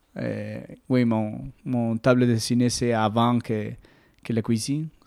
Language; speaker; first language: French; non-native, learner; Spanish